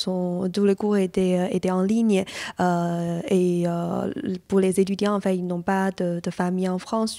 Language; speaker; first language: French; non-native, fluent; Chinese